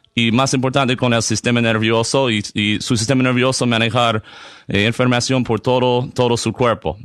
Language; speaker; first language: Spanish; non-native, learner; English